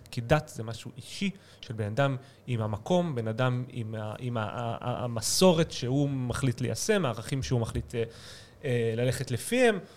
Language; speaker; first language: Hebrew; native; Hebrew